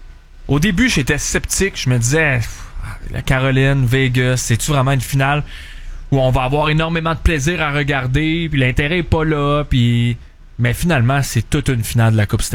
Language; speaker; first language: French; native; French